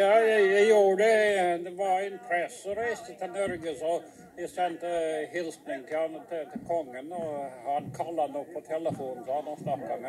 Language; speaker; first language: Norwegian; early bilingual, heritage; Norwegian